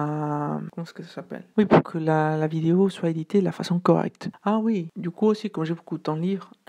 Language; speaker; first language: French; non-native, fluent; Spanish